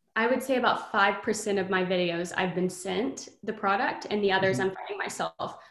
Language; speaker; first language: English; native; English